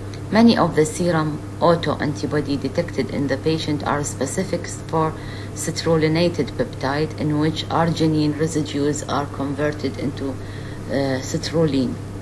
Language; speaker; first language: English; non-native, fluent; Arabic